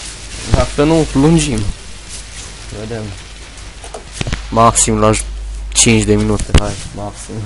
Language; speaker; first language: Romanian; native; Romanian